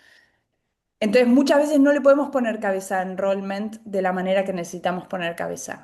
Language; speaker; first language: Spanish; native; Spanish